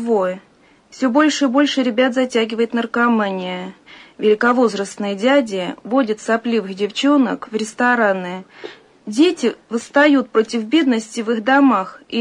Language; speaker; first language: Russian; native; Russian